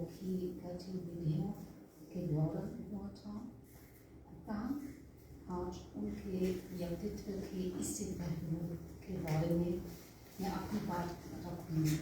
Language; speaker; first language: Hindi; non-native, fluent; German